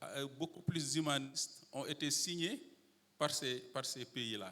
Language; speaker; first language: French; non-native, local second language; Wolof